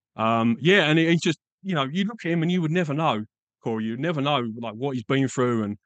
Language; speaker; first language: English; native; English